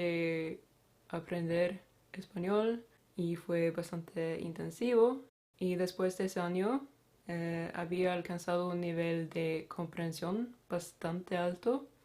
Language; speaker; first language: Spanish; non-native, fluent; Swedish